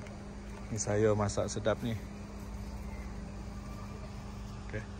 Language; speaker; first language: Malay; non-native, local second language; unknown